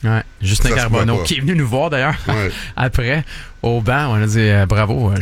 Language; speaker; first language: French; native; French